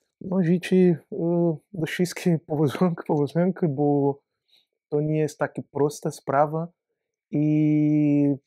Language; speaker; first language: Polish; non-native, learner; Portuguese